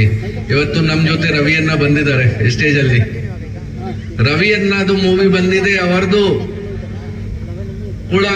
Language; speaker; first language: Kannada; non-native, fluent; Hindi